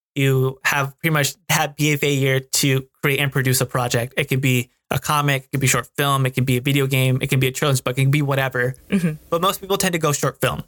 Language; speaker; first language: English; native; English